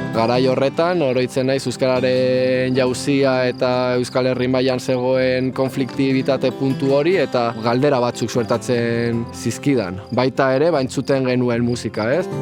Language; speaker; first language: Basque; non-native, local second language; Spanish